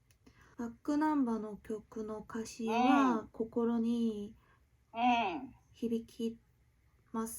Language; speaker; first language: Japanese; non-native, learner; Korean